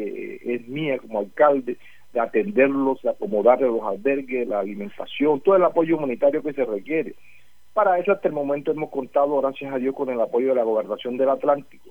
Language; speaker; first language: Spanish; native; Spanish